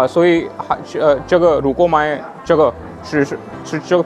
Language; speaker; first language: Chinese; non-native, learner; Hindi